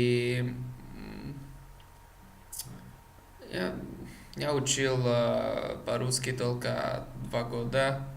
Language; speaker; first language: Russian; non-native, learner; Czech